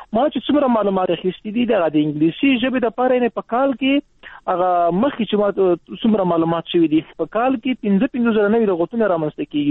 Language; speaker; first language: Pashto; native; Pashto